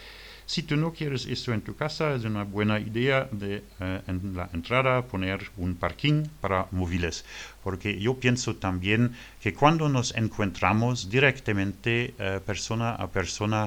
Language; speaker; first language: Spanish; non-native, learner; French